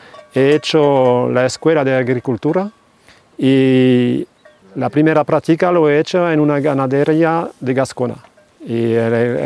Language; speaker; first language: Spanish; non-native, fluent; French